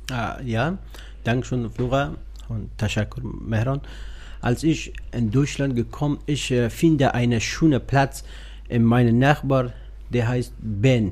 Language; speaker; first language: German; non-native, learner; Persian